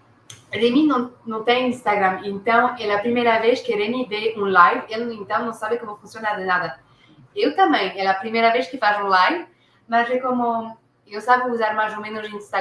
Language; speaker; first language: Portuguese; non-native, learner; French